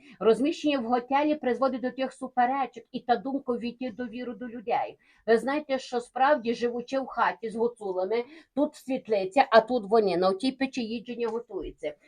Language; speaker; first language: Ukrainian; native; Ukrainian